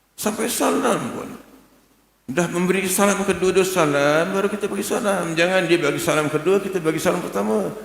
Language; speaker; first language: Malay; native; Malay